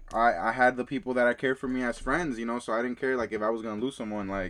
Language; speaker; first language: English; early bilingual, other home language; Spanish